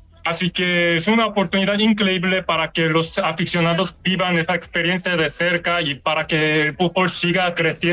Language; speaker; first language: Spanish; non-native, fluent; Korean